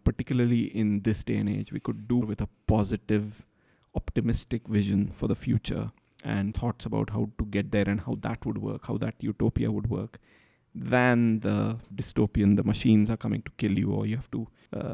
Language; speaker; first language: English; non-native, local second language; Marathi